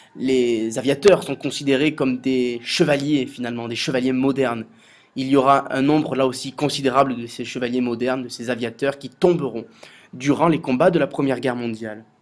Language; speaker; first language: French; native; French